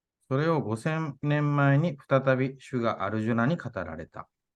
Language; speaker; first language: Japanese; native; Japanese